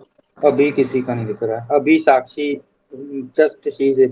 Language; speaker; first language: Hindi; native; Hindi